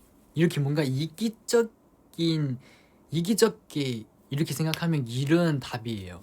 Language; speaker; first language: Korean; non-native, fluent; Chinese